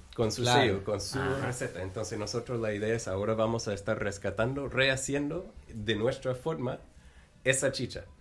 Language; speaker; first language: Spanish; non-native, fluent; English